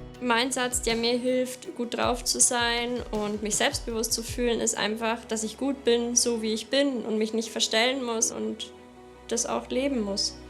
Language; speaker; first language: German; native; German